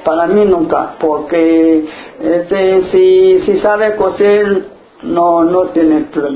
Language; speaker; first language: Spanish; non-native, learner; Chinese